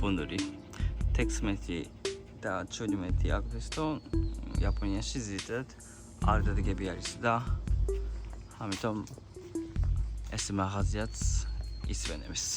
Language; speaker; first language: Georgian; non-native, learner; Japanese